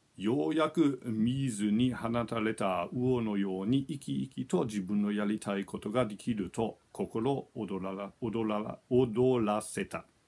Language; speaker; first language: Japanese; non-native, fluent; German